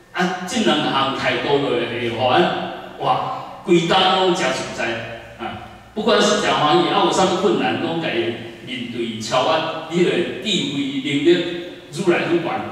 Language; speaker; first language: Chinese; native; Chinese